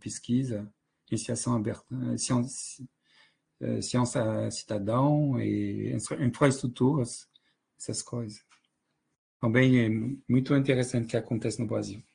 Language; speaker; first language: Portuguese; non-native, fluent; French